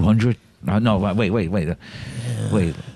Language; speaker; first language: English; native; English